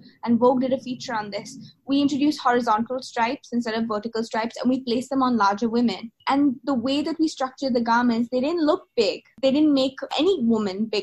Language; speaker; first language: English; native; English